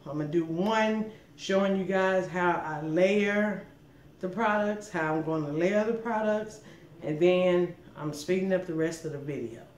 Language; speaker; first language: English; native; English